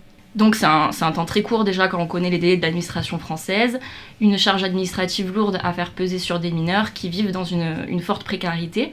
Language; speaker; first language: French; native; French